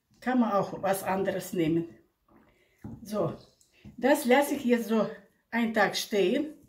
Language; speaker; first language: German; non-native, local second language; Russian